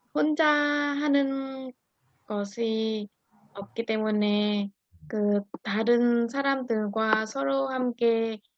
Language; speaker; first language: Korean; non-native, learner; Vietnamese